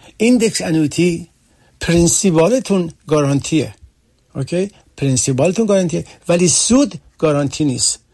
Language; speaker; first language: Persian; early bilingual, heritage; Persian